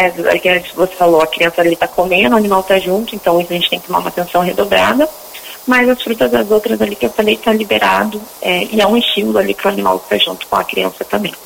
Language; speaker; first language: Portuguese; native; Portuguese